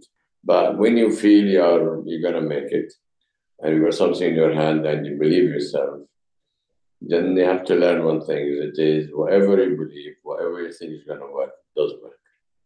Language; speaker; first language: English; non-native, fluent; Arabic